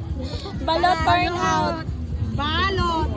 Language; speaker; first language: English; non-native, local second language; Cebuano